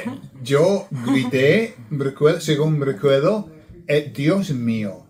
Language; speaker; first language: Spanish; non-native, fluent; English